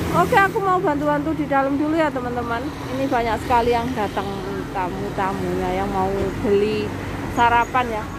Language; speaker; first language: Indonesian; non-native, local second language; Javanese